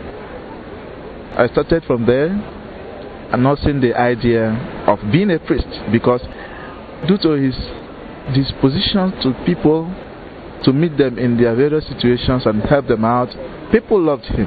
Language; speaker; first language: English; non-native, local second language; Igbo